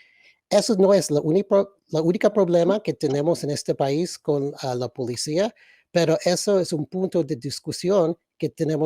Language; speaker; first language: Spanish; early bilingual, other home language; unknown